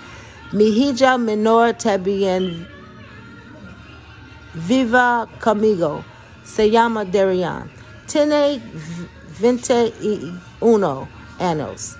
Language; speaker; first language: Spanish; non-native, learner; English